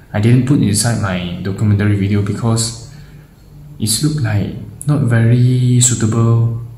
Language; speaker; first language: English; non-native, local second language; Chinese